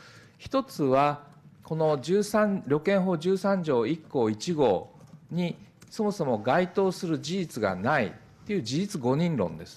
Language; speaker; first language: Japanese; native; Japanese